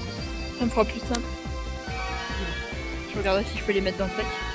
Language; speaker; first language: French; native; French